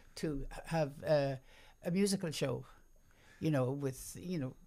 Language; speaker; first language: English; native; English